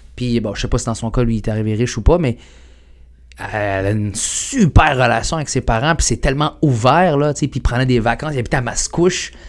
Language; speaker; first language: French; early bilingual, other home language; Arabic